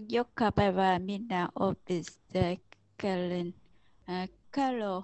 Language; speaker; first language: Finnish; non-native, learner; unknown